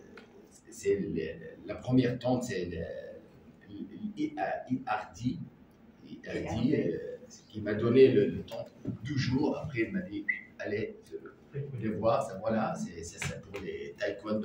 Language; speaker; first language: French; non-native, learner; Arabic